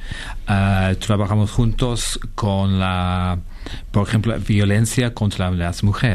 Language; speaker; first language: Spanish; non-native, fluent; English